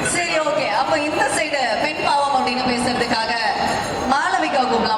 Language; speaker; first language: Tamil; native; Tamil